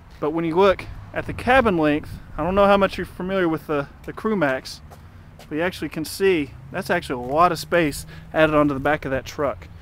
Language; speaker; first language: English; native; English